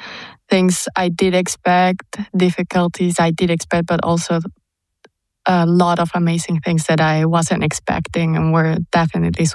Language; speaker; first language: English; non-native, fluent; Spanish